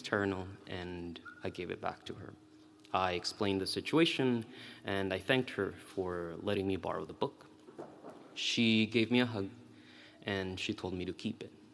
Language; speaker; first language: English; early bilingual, other home language; Spanish